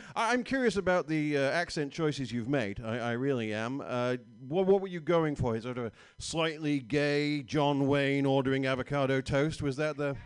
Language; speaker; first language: English; native; English